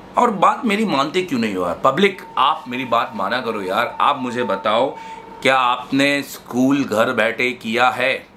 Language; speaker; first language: Hindi; native; Hindi